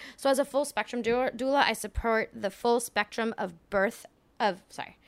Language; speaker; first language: English; early bilingual, other home language; French